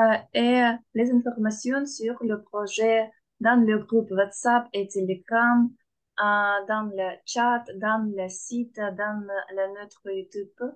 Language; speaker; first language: French; non-native, learner; Russian